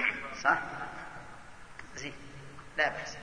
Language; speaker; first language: Arabic; native; Arabic